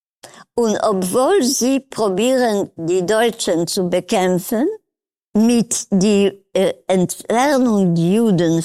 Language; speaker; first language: German; non-native, learner; Polish